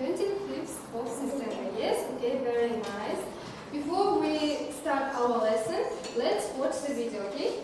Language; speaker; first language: English; non-native, learner; Kazakh